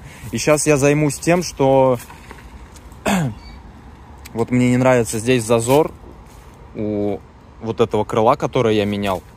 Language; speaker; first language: Russian; native; Russian